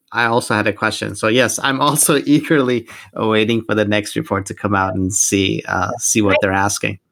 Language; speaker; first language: English; non-native, fluent; Persian